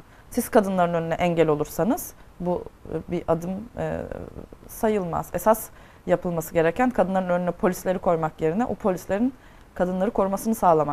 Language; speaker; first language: Turkish; native; Turkish